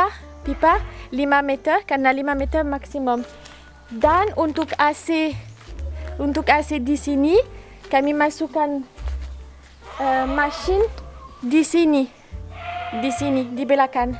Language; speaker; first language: Indonesian; non-native, learner; French